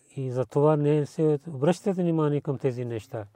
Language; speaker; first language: Bulgarian; non-native, learner; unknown